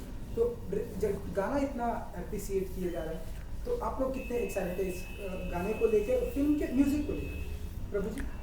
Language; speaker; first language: Hindi; native; Hindi